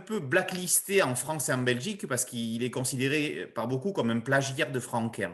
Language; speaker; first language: French; native; French